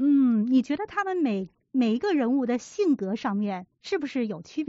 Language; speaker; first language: Chinese; native; Chinese